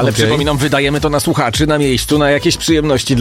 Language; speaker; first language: Polish; native; Polish